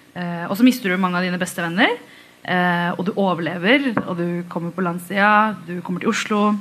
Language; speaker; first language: Norwegian; early bilingual, other home language; Tamil